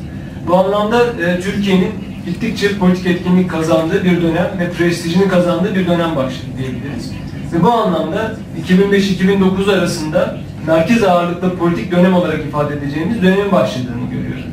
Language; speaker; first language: Turkish; native; Turkish